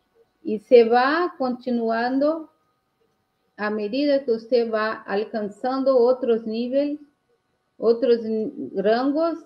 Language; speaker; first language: Portuguese; non-native, learner; Spanish